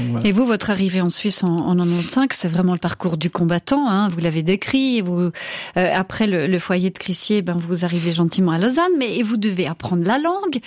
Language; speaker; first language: French; native; French